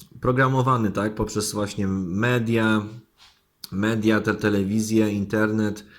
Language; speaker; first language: Polish; native; Polish